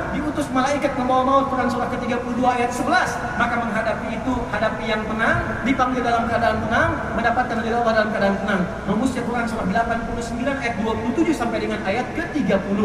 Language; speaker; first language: Indonesian; native; Indonesian